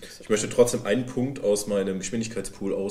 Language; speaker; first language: German; native; German